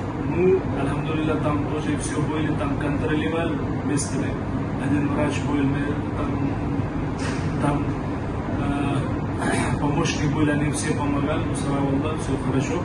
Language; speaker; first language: Russian; non-native, local second language; Uzbek